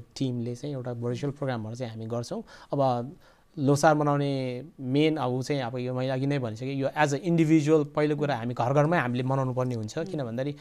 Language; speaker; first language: Nepali; non-native, local second language; Eastern Tamang